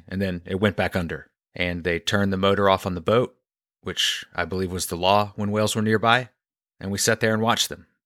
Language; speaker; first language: English; native; English